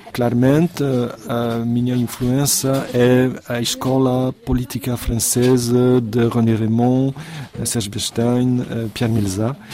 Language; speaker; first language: Portuguese; non-native, fluent; French